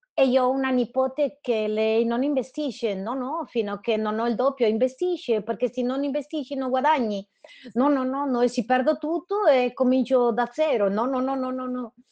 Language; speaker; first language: Italian; non-native, fluent; Spanish